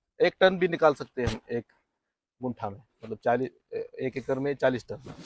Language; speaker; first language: Hindi; non-native, local second language; Marathi